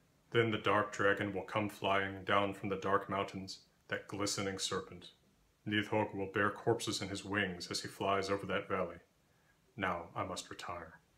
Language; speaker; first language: English; native; English